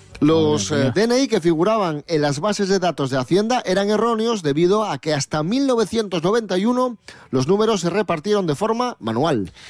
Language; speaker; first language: Spanish; native; Spanish